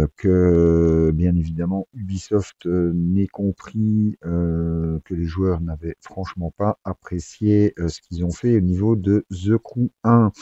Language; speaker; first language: French; native; French